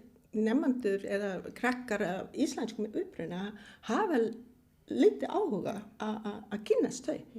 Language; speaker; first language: Icelandic; non-native, fluent; Vietnamese